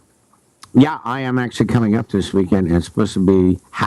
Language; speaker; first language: English; native; English